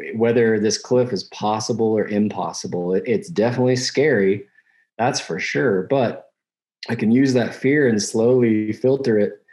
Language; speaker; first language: English; native; English